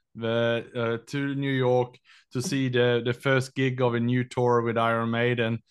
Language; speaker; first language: English; non-native, fluent; Swedish